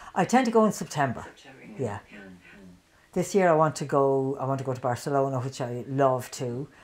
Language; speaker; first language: English; native; English